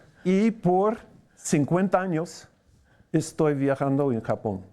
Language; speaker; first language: Spanish; non-native, fluent; English